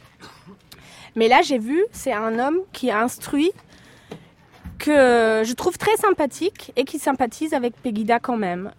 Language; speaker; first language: French; non-native, fluent; German